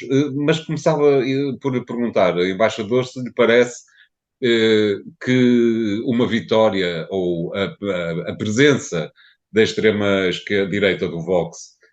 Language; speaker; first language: Portuguese; native; Portuguese